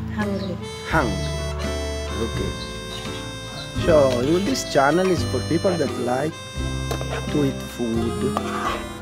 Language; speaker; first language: English; non-native, learner; Italian